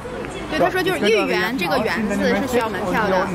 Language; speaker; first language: German; non-native, learner; Chinese